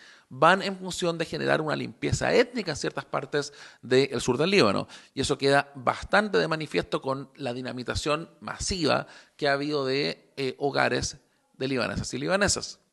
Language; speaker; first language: Spanish; native; Spanish